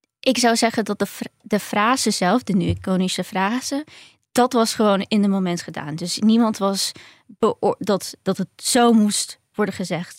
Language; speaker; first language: Dutch; early bilingual, other home language; Ukrainian